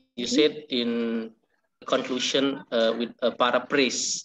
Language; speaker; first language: English; non-native, learner; Indonesian